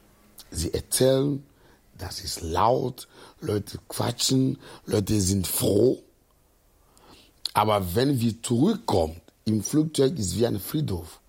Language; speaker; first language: German; non-native, fluent; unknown